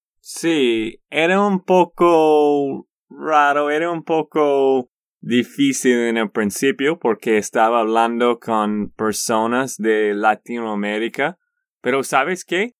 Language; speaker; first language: Spanish; non-native, learner; English